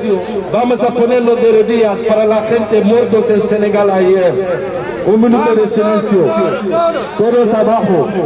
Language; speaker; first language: Spanish; non-native, local second language; Wolof